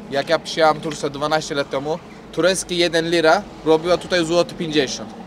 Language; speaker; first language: Polish; non-native, learner; Turkish